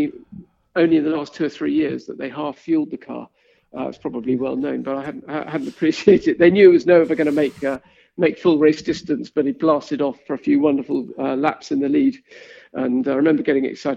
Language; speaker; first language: English; native; English